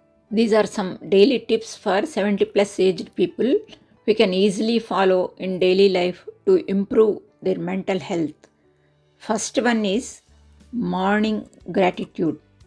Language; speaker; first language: English; non-native, local second language; Telugu